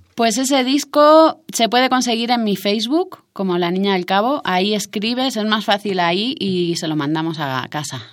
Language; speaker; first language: Spanish; native; Spanish